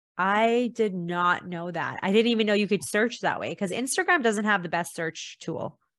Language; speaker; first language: English; early bilingual, other home language; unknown